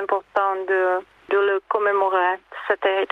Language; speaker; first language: French; non-native, fluent; Czech